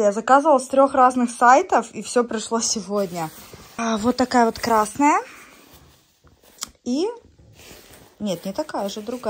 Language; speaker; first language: Russian; native; Russian